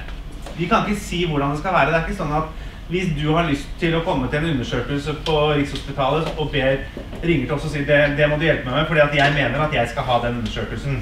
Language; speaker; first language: Norwegian; native; Norwegian